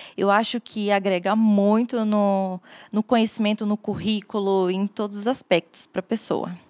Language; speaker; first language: Portuguese; native; Portuguese